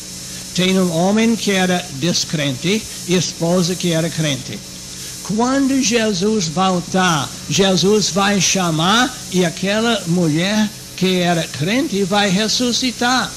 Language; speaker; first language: Portuguese; non-native, fluent; English